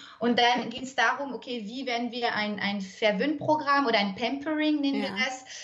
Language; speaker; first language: German; non-native, fluent; French